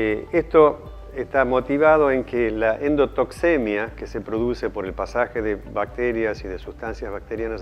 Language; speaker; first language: Spanish; native; Spanish